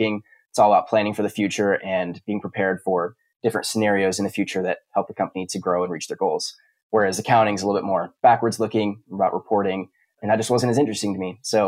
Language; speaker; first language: English; native; English